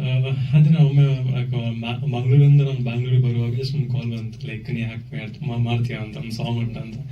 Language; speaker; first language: Kannada; non-native, local second language; Konkani